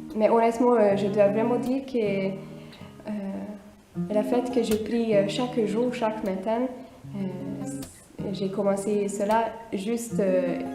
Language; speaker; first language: French; non-native, fluent; Hungarian